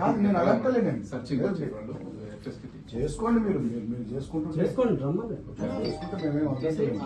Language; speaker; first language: Telugu; native; Telugu